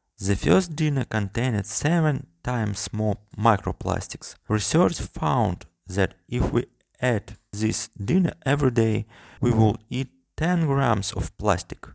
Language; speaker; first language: English; non-native, fluent; Russian